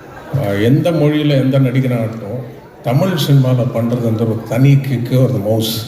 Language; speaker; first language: Tamil; non-native, fluent; Telugu